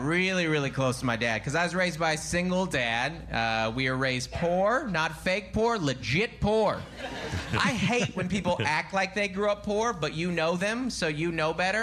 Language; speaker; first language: English; native; English